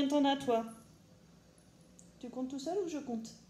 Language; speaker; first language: French; native; French